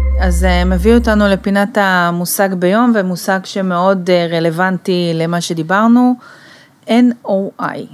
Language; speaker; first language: Hebrew; native; Hebrew